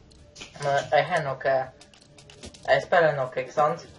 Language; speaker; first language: Norwegian; non-native, learner; Swedish